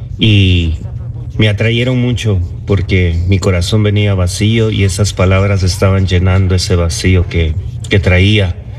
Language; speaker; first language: Spanish; early bilingual, other home language; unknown